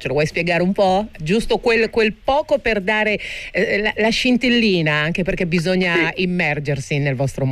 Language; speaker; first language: Italian; native; Italian